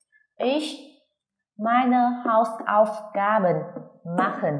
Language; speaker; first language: German; non-native, fluent; Vietnamese